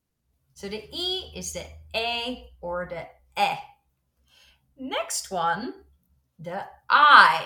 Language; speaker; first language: English; non-native, fluent; Dutch